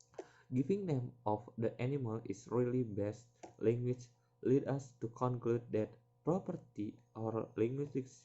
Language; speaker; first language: English; non-native, learner; Indonesian